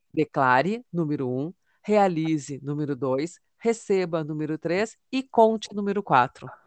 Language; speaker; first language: Portuguese; native; Portuguese